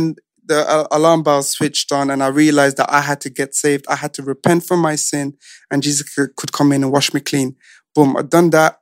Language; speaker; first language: English; non-native, fluent; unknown